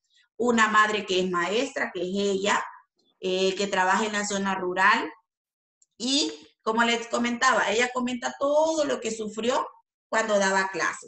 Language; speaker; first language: Spanish; native; Spanish